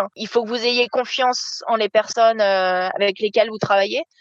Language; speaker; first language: French; native; French